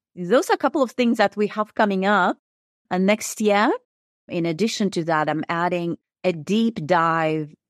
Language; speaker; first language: English; non-native, fluent; Russian